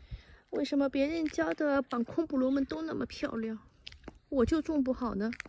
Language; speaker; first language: Chinese; native; Chinese